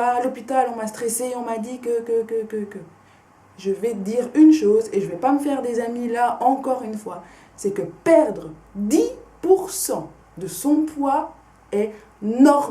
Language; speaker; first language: French; native; French